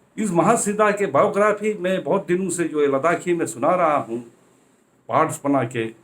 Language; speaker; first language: Hindi; non-native, local second language; Ladakhi